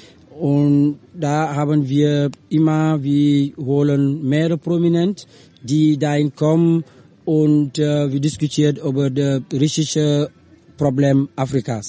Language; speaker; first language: German; non-native, learner; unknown